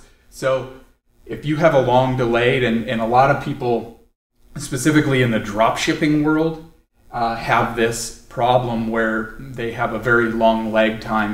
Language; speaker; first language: English; native; English